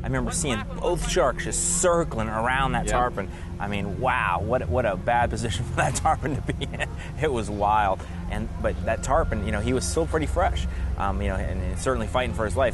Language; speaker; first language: English; native; English